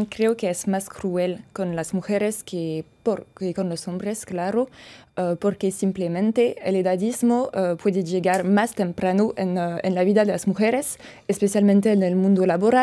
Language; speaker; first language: Spanish; non-native, fluent; French